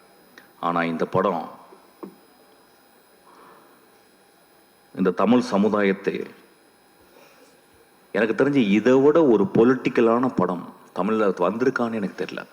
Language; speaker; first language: Tamil; native; Tamil